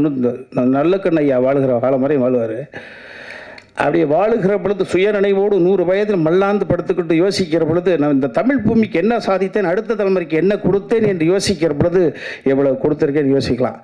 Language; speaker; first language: Tamil; native; Tamil